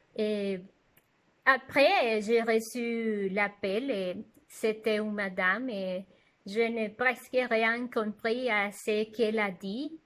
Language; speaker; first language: French; non-native, fluent; Spanish